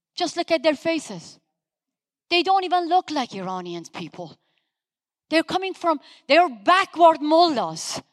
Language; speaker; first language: English; non-native, fluent; Persian